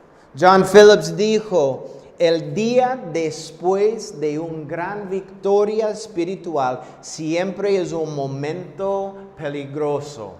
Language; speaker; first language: Spanish; non-native, fluent; English